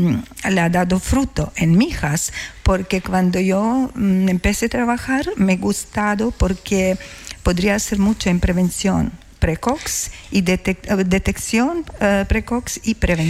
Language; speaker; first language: Spanish; non-native, learner; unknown